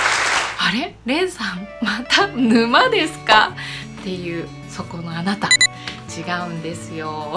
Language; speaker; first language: Japanese; native; Japanese